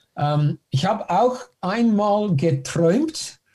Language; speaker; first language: German; non-native, fluent; English